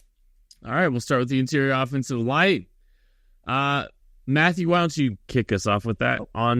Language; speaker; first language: English; native; English